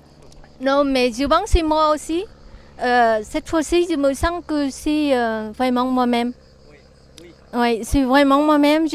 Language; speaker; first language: French; non-native, learner; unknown